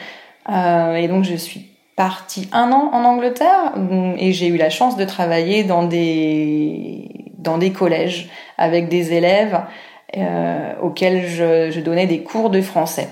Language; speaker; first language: French; native; French